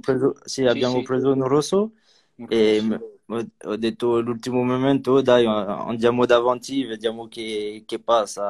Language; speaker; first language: Italian; non-native, learner; French